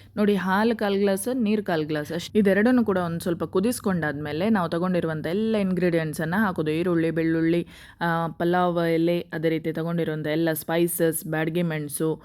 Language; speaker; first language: Kannada; non-native, local second language; Konkani